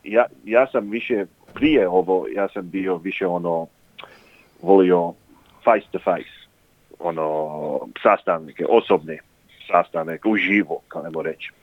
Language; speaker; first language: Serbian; early bilingual, heritage; English